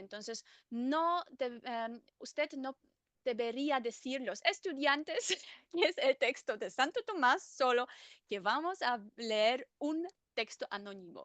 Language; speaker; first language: Spanish; non-native, fluent; German